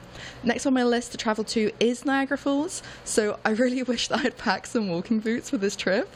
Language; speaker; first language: English; native; English